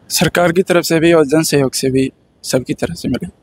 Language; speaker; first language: Hindi; native; Hindi